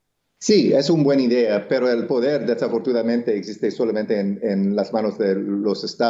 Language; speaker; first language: Spanish; non-native, local second language; English